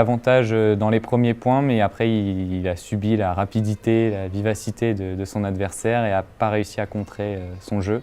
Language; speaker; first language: French; native; French